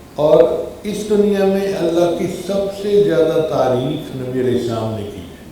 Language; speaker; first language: Urdu; non-native, local second language; Punjabi